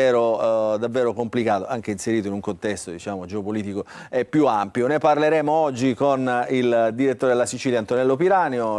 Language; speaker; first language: Italian; native; Italian